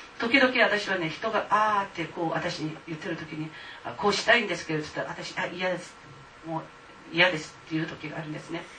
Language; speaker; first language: Japanese; non-native, fluent; Korean